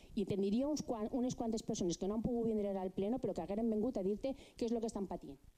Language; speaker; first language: Catalan; native; Catalan